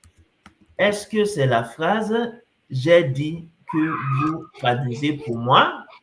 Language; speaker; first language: French; non-native, fluent; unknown